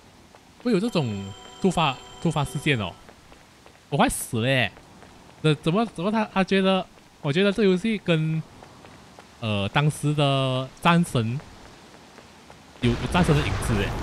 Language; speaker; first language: Chinese; native; Chinese